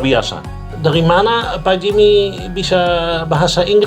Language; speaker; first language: Indonesian; non-native, fluent; Dutch